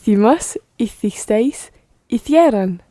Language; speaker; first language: Spanish; non-native, learner; English